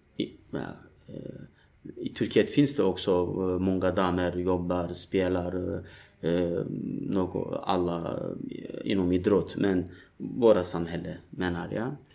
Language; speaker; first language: Swedish; non-native, learner; Turkish